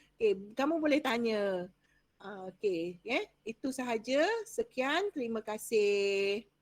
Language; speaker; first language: Malay; native; Malay